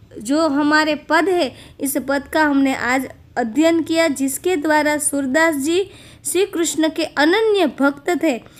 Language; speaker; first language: Hindi; non-native, local second language; Gujarati